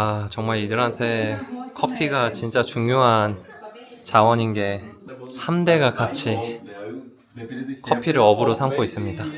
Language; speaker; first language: Korean; native; Korean